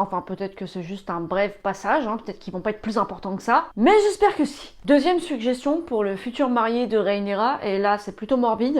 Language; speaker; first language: French; native; French